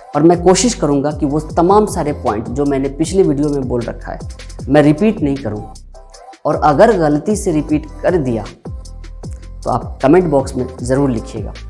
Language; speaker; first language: Hindi; native; Hindi